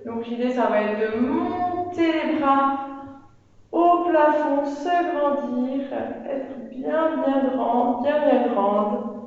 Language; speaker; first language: French; native; French